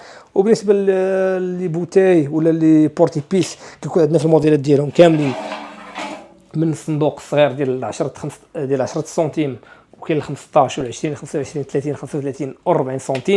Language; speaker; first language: Arabic; native; Arabic